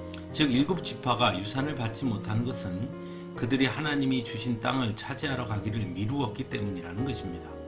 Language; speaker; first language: Korean; native; Korean